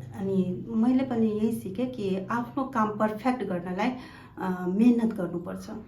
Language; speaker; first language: Nepali; non-native, local second language; Maithili